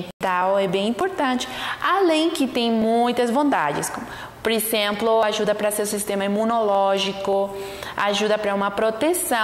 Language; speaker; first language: Portuguese; non-native, learner; Spanish